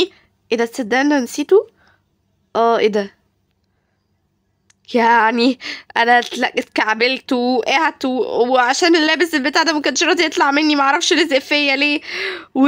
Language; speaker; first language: Arabic; native; Arabic